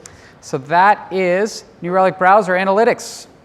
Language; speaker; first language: English; native; English